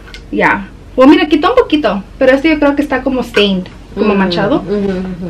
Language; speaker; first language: Spanish; early bilingual, heritage; Spanish